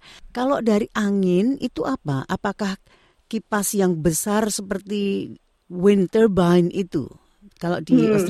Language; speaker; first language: Indonesian; native; Indonesian